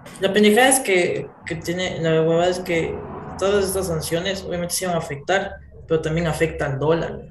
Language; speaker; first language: Spanish; native; Spanish